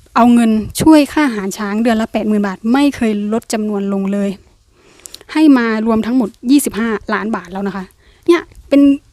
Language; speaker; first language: Thai; native; Thai